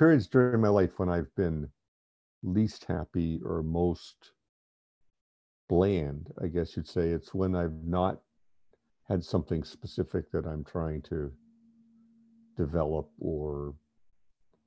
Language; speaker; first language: English; native; English